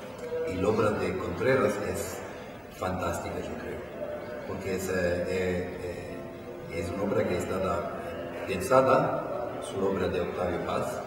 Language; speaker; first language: Spanish; non-native, fluent; Italian